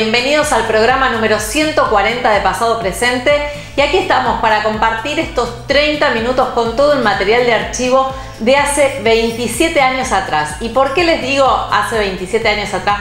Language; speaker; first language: Spanish; native; Spanish